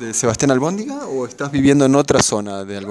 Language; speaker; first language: Spanish; native; Spanish